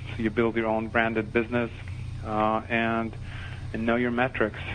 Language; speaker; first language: English; non-native, fluent; Norwegian